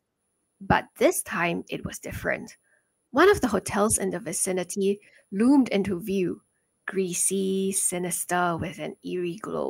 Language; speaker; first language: English; early bilingual, other home language; Chinese